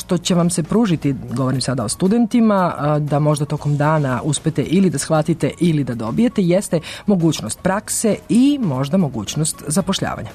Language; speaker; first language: Serbian; native; Serbian